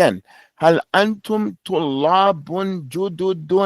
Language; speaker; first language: Arabic; non-native, fluent; English